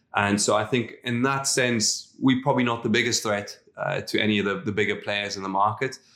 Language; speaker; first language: English; non-native, local second language; Afrikaans